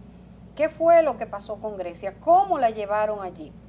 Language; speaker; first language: Spanish; native; Spanish